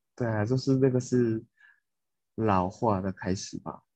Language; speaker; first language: Chinese; non-native, fluent; Japanese